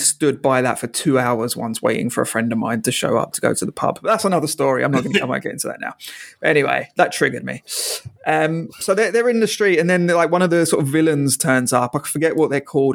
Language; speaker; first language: English; native; English